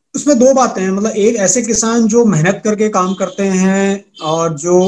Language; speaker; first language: Hindi; native; Hindi